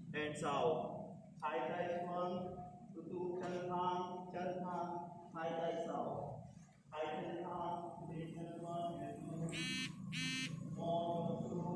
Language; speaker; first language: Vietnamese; non-native, learner; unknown